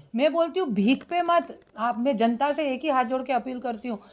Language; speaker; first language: Hindi; non-native, local second language; Marathi